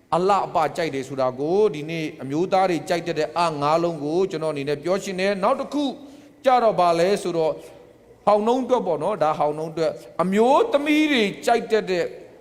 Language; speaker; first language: Burmese; non-native, local second language; Tedim Chin